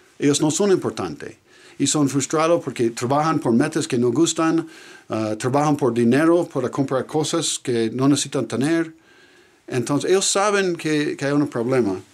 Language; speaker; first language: Spanish; non-native, learner; English